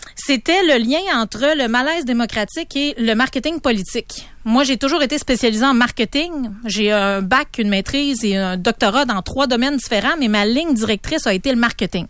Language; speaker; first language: French; native; French